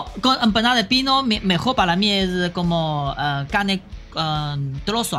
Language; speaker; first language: Spanish; non-native, learner; Chinese